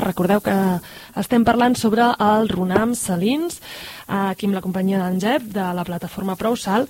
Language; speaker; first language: Catalan; native; Catalan